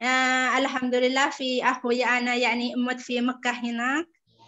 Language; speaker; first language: Arabic; non-native, learner; Indonesian